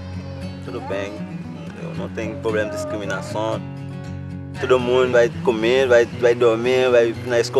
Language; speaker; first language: Portuguese; non-native, learner; Haitian Creole